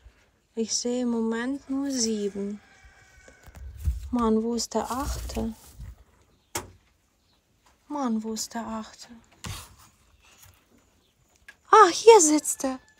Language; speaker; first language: German; non-native, fluent; Ukrainian